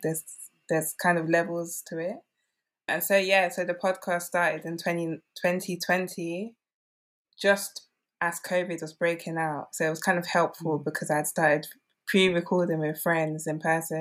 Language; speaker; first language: English; native; English